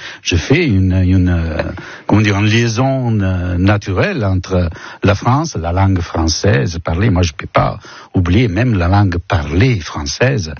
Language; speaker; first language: French; non-native, fluent; Italian